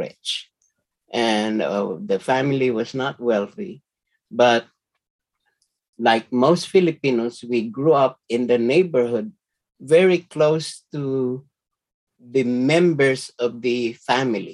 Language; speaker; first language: English; non-native, local second language; Filipino